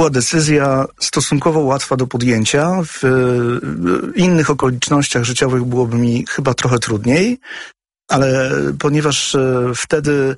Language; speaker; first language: Polish; native; Polish